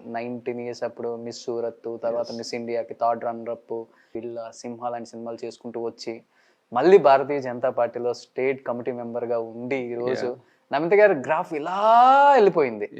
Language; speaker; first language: Telugu; native; Telugu